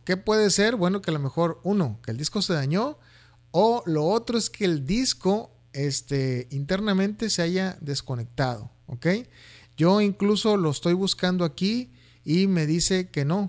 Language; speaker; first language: Spanish; native; Spanish